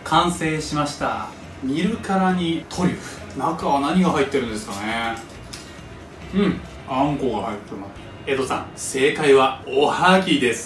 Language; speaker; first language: Japanese; native; Japanese